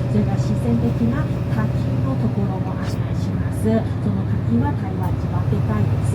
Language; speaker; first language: Japanese; non-native, learner; Chinese